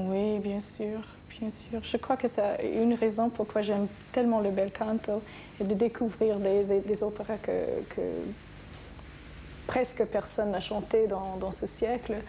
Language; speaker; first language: French; non-native, fluent; English